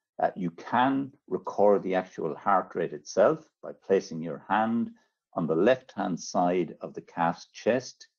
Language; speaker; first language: English; native; English